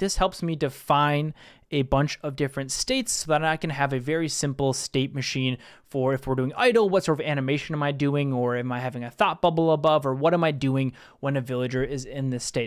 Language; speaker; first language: English; native; English